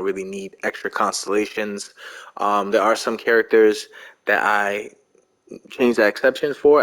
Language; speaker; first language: English; native; English